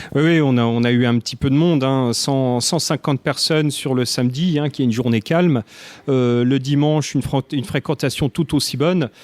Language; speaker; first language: French; native; French